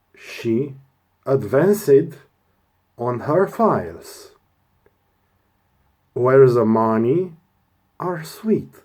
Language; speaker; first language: English; non-native, learner; Romanian